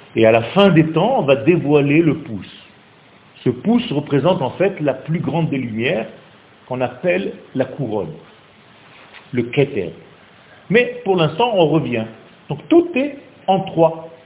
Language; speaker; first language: French; native; French